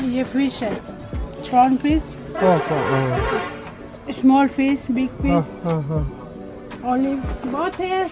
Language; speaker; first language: Hindi; non-native, local second language; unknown